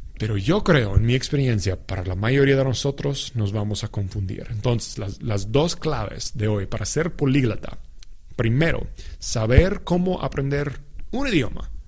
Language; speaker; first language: Spanish; non-native, fluent; English